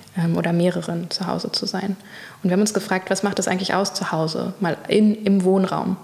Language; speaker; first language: German; native; German